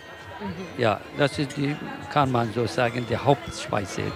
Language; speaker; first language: German; non-native, learner; Kurdish